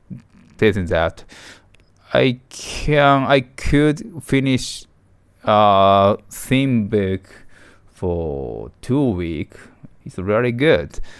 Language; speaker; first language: English; non-native, learner; Japanese